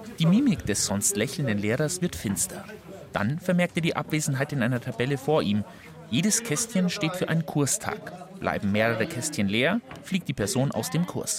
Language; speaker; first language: German; native; German